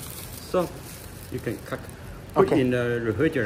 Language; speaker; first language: English; non-native, learner; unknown